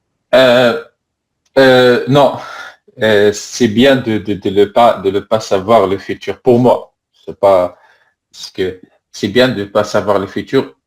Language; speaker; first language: French; non-native, learner; Arabic